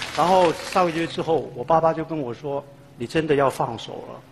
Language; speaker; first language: Chinese; non-native, fluent; Cantonese